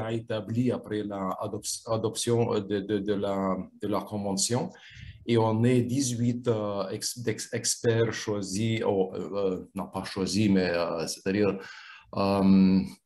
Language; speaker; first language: French; non-native, fluent; Lithuanian